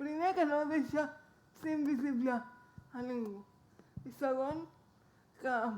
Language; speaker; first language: Catalan; non-native, local second language; Spanish